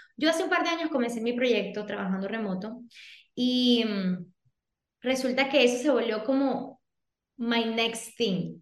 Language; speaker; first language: Spanish; early bilingual, other home language; Portuguese